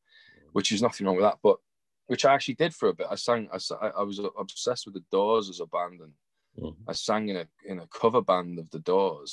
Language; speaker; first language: English; native; English